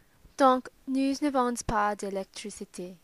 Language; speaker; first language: French; non-native, learner; English